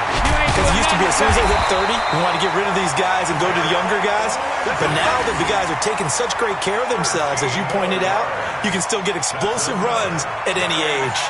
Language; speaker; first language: English; native; English